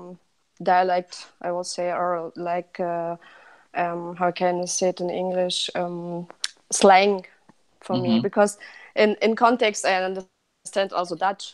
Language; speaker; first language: English; non-native, learner; Russian